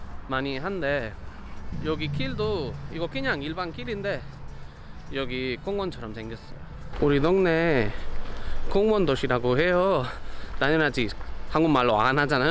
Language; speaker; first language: Korean; non-native, learner; Spanish